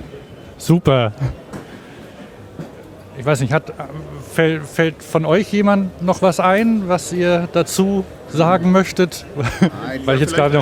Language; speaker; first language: German; native; German